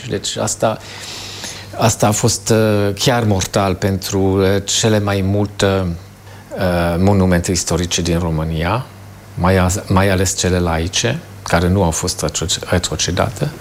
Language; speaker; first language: Romanian; non-native, fluent; German